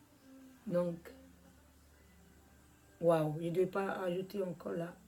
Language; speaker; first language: French; non-native, learner; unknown